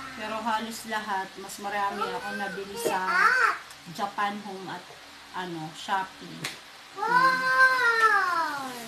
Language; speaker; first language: Filipino; native; Filipino